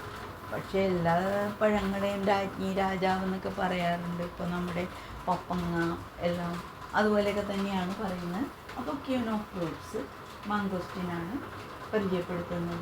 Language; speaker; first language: Malayalam; native; Malayalam